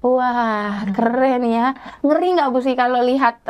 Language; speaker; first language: Indonesian; native; Indonesian